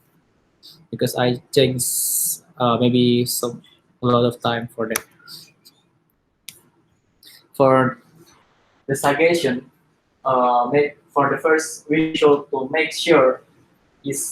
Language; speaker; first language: English; non-native, learner; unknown